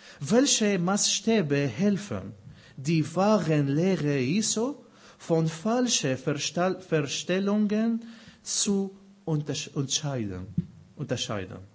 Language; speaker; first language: German; non-native, fluent; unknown